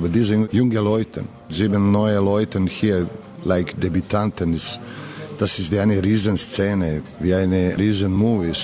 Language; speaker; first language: German; non-native, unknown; Serbian